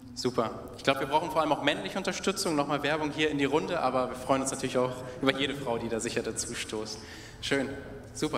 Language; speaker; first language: German; native; German